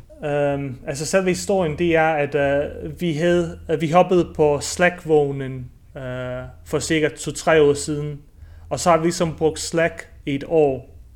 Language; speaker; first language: Danish; early bilingual, other home language; Bosnian